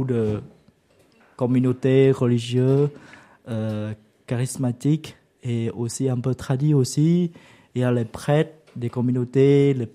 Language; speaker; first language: French; non-native, fluent; Vietnamese